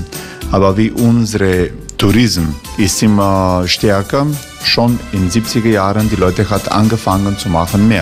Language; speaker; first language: German; non-native, learner; Croatian